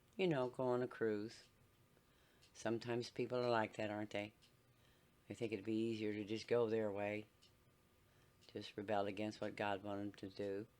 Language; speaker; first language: English; native; English